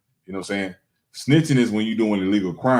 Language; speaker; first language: English; native; English